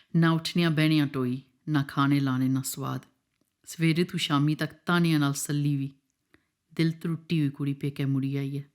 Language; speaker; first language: Urdu; non-native, local second language; Punjabi